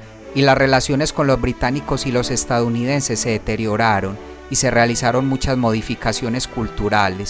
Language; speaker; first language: Spanish; native; Spanish